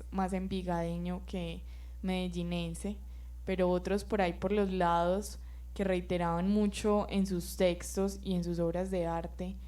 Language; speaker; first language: Spanish; native; Spanish